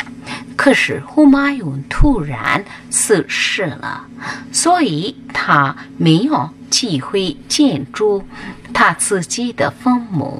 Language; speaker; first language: Chinese; non-native, fluent; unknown